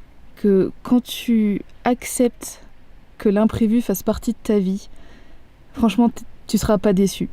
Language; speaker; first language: French; native; French